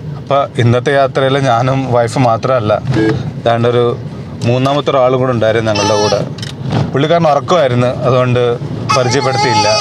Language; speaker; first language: Malayalam; early bilingual, heritage; Malayalam